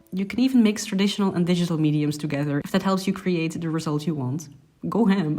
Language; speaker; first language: English; non-native, fluent; Dutch